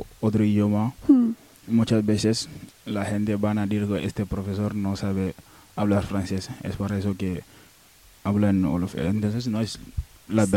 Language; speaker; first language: Spanish; non-native, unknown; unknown